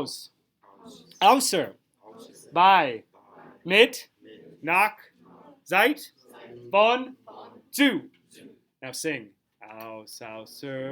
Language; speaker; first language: German; non-native, fluent; English